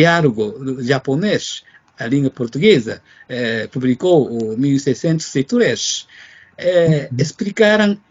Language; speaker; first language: Portuguese; non-native, fluent; Japanese